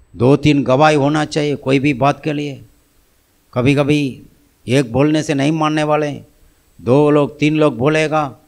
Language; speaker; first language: Hindi; non-native, local second language; Tamil